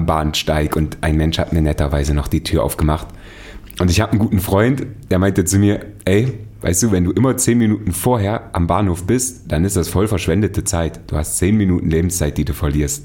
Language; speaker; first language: German; native; German